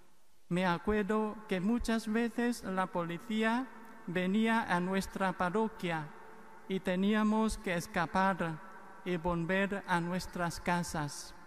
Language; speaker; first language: Spanish; non-native, fluent; Vietnamese